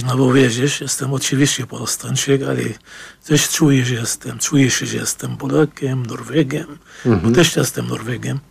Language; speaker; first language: Polish; non-native, fluent; Arabic